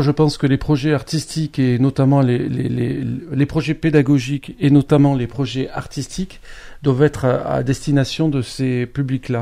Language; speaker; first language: French; native; French